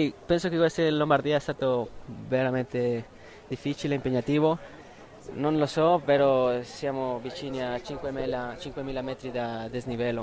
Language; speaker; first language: Italian; non-native, fluent; Spanish